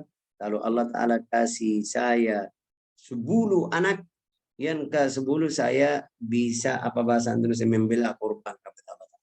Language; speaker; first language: Indonesian; non-native, fluent; Arabic